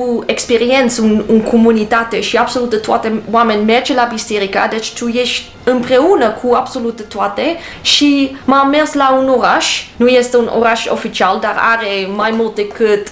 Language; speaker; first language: Romanian; non-native, learner; English